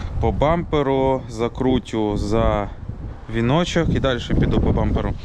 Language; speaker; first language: Ukrainian; non-native, local second language; Russian